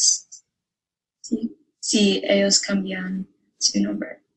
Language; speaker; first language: Spanish; non-native, learner; English